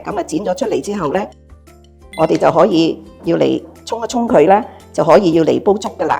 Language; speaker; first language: Cantonese; native; Cantonese